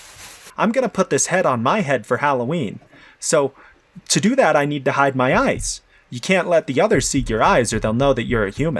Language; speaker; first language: English; native; English